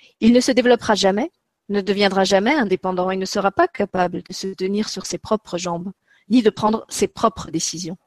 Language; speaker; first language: French; native; French